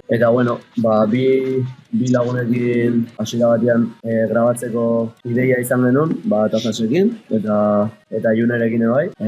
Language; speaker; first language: Basque; native; Basque